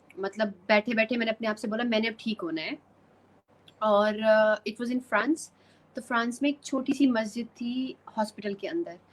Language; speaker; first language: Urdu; native; Urdu